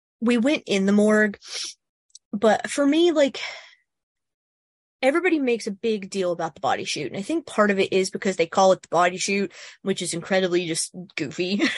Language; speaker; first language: English; native; English